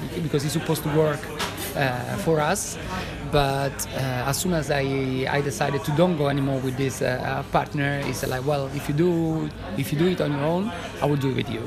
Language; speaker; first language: English; non-native, fluent; Italian